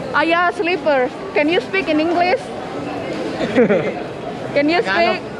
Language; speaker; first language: English; non-native, learner; Indonesian